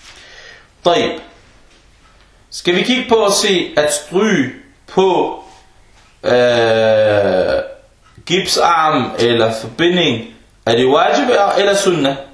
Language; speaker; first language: Danish; non-native, fluent; Arabic